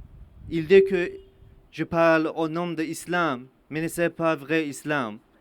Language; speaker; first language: French; non-native, learner; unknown